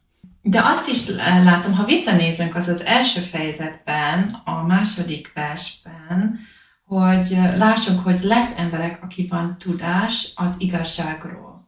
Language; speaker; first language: Hungarian; non-native, learner; English